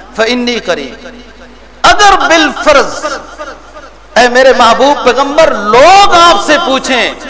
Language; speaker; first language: Urdu; native; Urdu